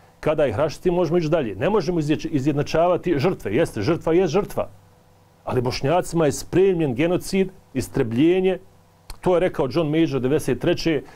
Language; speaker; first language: Bosnian; native; Bosnian